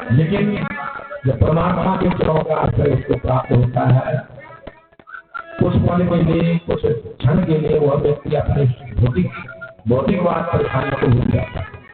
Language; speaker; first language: Hindi; native; Hindi